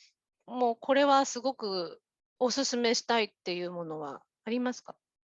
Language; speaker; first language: Japanese; native; Japanese